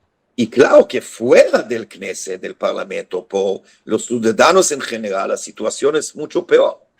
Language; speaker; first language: Spanish; non-native, fluent; Hebrew